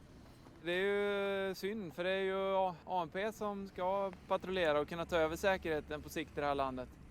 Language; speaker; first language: Swedish; native; Swedish